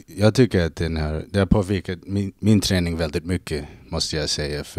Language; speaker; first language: Swedish; non-native, fluent; English